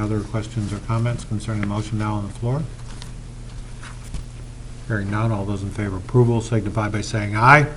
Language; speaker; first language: English; native; English